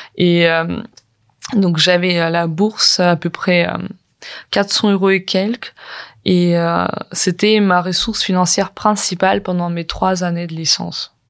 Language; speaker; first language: French; non-native, fluent; Ukrainian